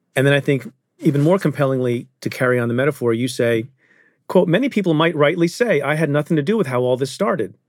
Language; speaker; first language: English; early bilingual, other home language; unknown